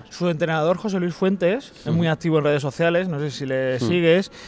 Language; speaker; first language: Spanish; native; Spanish